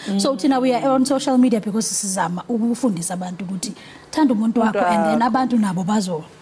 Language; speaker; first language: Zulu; non-native, local second language; Southern Sotho